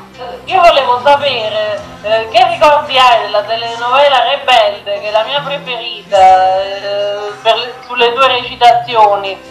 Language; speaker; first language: Italian; native; Italian